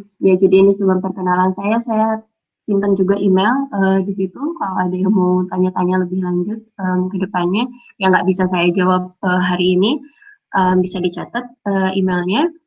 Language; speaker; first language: Indonesian; native; Indonesian